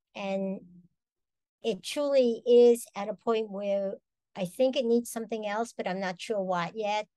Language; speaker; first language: English; native; English